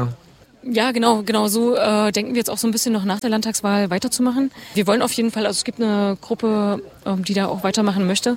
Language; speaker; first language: German; native; German